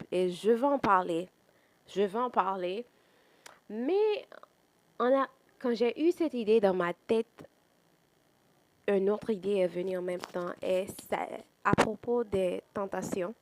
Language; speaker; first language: French; non-native, fluent; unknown